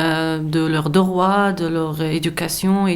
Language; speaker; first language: French; non-native, learner; Persian